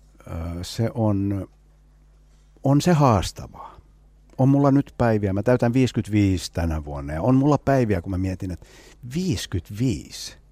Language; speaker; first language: Finnish; non-native, local second language; Swedish